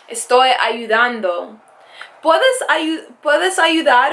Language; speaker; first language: Spanish; non-native, fluent; English